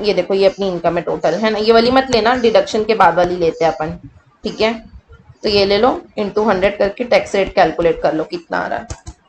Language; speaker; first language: Hindi; native; Hindi